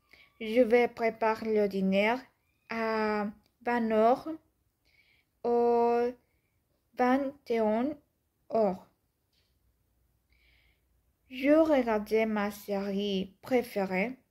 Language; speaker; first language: French; non-native, learner; Spanish